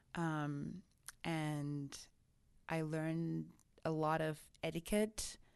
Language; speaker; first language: English; non-native, local second language; Shona